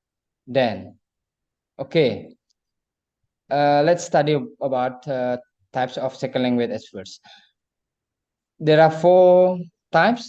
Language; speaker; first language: English; non-native, fluent; Indonesian